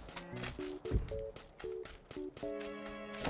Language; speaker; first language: Chinese; native; Chinese